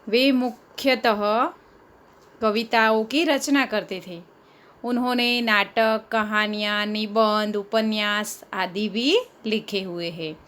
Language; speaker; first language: Hindi; non-native, local second language; Gujarati